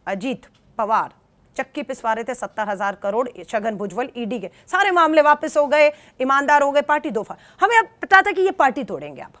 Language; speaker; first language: Hindi; native; Hindi